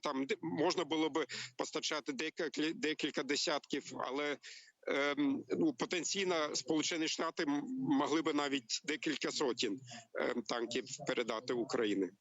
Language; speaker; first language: Ukrainian; non-native, learner; German